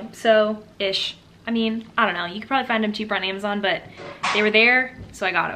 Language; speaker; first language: English; native; English